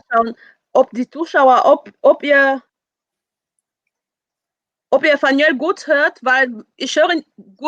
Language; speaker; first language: German; non-native, fluent; French